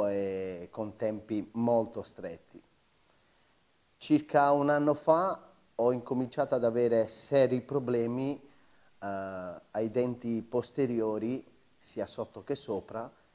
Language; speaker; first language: Italian; native; Italian